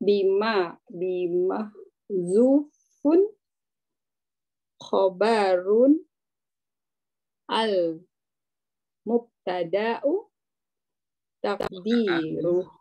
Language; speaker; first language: Arabic; non-native, learner; Indonesian